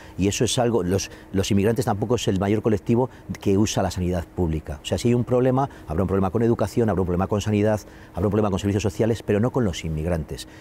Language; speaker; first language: Spanish; native; Spanish